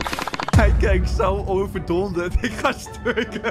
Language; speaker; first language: Dutch; native; Dutch